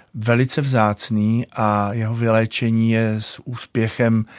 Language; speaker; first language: Czech; native; Czech